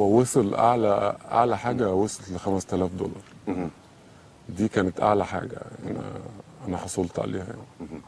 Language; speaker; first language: Arabic; native; Arabic